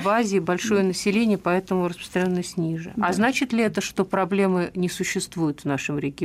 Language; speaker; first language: Russian; native; Russian